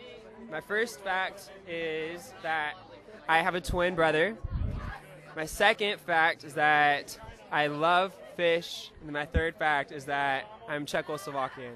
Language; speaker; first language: English; native; English